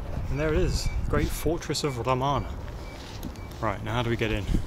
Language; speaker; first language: English; native; English